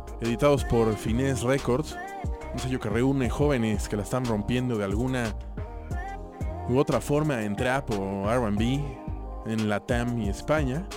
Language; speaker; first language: Spanish; native; Spanish